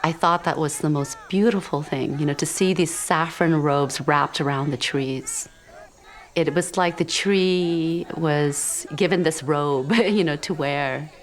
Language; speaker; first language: English; early bilingual, other home language; Khmer